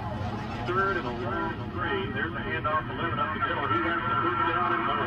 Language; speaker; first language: English; native; English